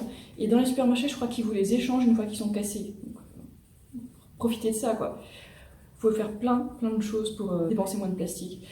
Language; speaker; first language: French; native; French